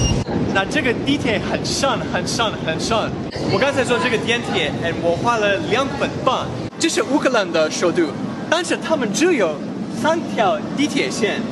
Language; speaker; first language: Chinese; non-native, fluent; English